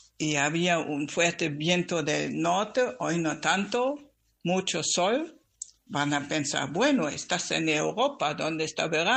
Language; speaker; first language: Spanish; non-native, fluent; German